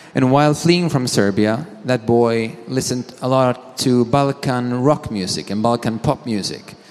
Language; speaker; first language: English; non-native, fluent; Swedish